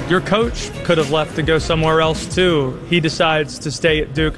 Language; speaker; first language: English; native; English